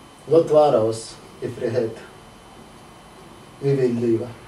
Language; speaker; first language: Swedish; non-native, learner; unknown